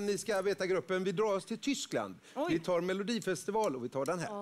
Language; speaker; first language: Swedish; native; Swedish